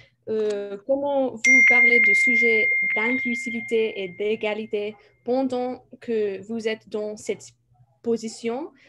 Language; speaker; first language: French; non-native, fluent; English